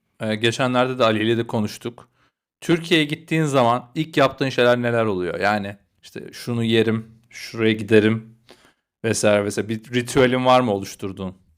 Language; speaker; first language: Turkish; native; Turkish